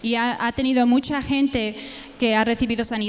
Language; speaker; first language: Spanish; native; Spanish